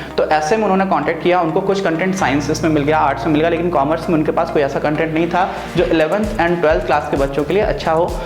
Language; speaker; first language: Hindi; native; Hindi